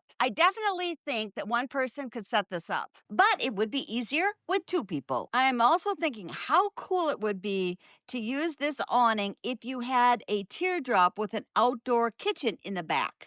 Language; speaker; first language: English; native; English